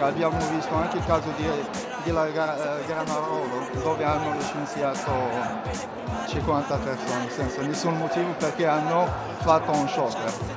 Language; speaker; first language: Italian; non-native, fluent; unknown